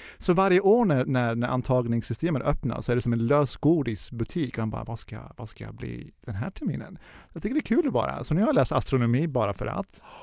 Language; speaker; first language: Swedish; early bilingual, other home language; Arabic